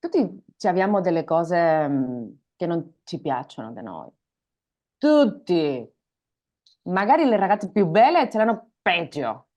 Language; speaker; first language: Italian; non-native, learner; Spanish